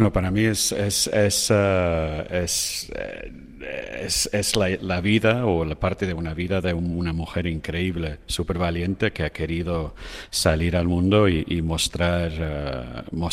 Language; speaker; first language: Spanish; non-native, fluent; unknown